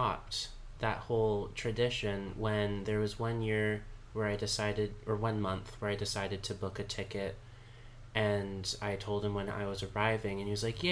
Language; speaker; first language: English; native; English